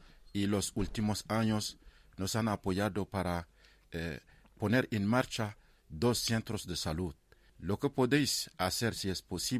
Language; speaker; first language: Spanish; non-native, fluent; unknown